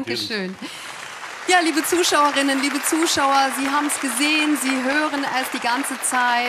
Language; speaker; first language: German; native; German